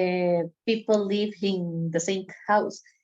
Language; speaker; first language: English; non-native, learner; Spanish